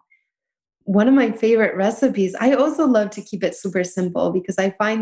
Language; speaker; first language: English; early bilingual, other home language; Spanish